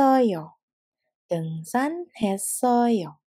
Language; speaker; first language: Korean; non-native, fluent; Indonesian